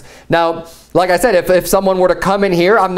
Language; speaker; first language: English; native; English